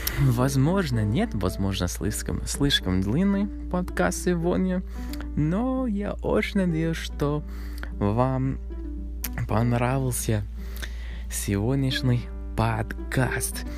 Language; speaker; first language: Russian; non-native, learner; English